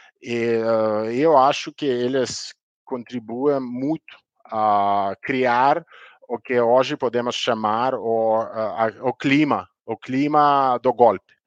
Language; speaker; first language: Portuguese; non-native, learner; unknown